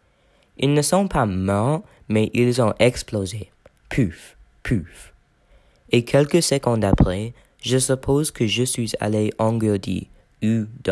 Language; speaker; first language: French; non-native, learner; English